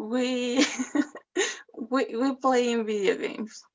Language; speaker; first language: English; non-native, learner; Spanish